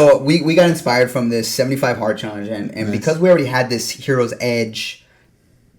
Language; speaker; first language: English; native; English